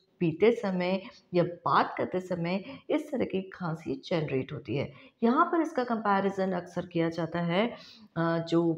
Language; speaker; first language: Hindi; non-native, local second language; Marathi